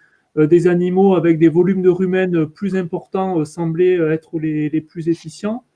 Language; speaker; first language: French; native; French